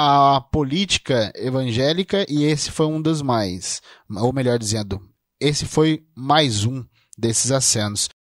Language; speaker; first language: Portuguese; native; Portuguese